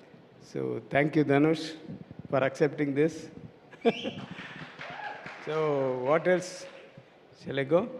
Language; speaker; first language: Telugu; non-native, learner; Tamil